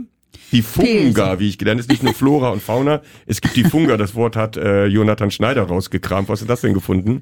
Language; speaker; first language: German; native; German